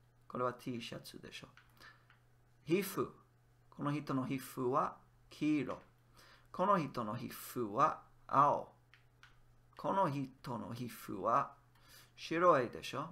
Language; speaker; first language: Japanese; non-native, learner; English